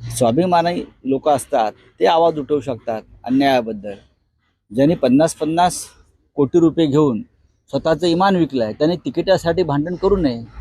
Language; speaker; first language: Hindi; non-native, local second language; Marathi